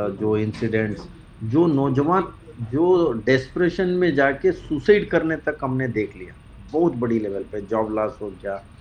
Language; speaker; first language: Hindi; non-native, local second language; Kannada